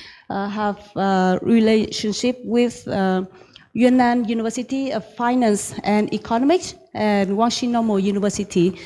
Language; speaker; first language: English; non-native, learner; Vietnamese